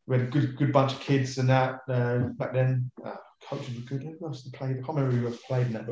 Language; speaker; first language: English; native; English